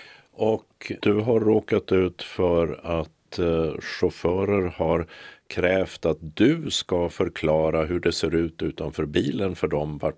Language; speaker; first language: Swedish; native; Swedish